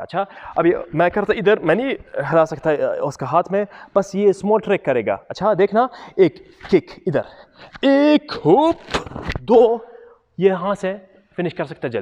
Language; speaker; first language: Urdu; non-native, local second language; Punjabi